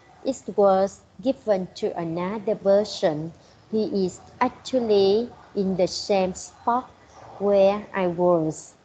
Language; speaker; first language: English; non-native, learner; Vietnamese